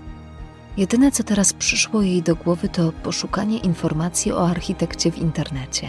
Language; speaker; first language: Polish; native; Polish